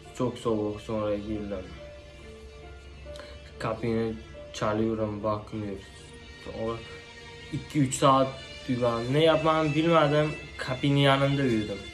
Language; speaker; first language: Turkish; non-native, learner; Uzbek